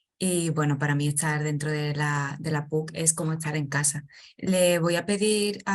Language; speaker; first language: Spanish; native; Spanish